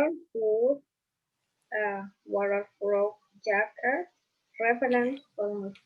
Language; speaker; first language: English; non-native, learner; Spanish